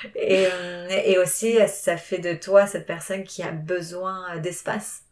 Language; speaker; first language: French; non-native, fluent; Spanish